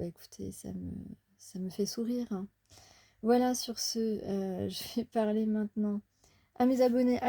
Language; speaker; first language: French; native; French